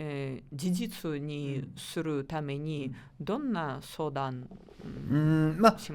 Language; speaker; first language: Japanese; non-native, learner; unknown